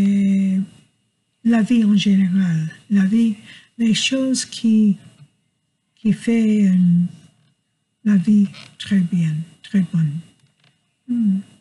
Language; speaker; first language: French; non-native, learner; English